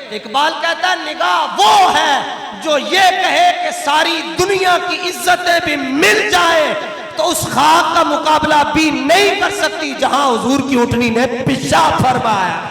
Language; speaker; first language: Urdu; non-native, local second language; Punjabi